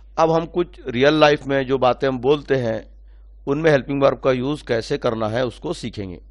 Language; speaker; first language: Urdu; native; Urdu